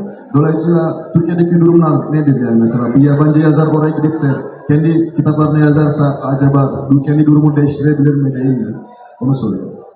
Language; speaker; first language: Turkish; non-native, fluent; Indonesian